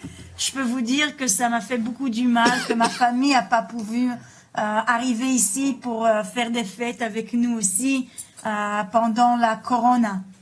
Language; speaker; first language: French; early bilingual, heritage; Hebrew